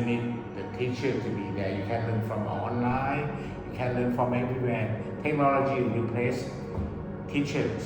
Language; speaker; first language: English; early bilingual, other home language; Thai